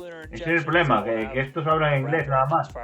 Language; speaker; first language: Spanish; native; Spanish